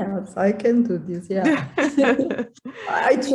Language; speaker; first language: English; non-native, learner; Portuguese